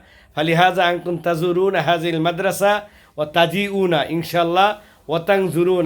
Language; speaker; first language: Arabic; non-native, learner; Bangla